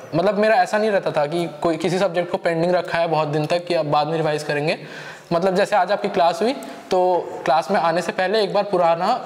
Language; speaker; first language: Hindi; native; Hindi